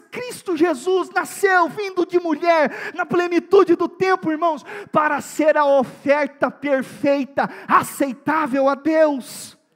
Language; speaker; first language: Portuguese; native; Portuguese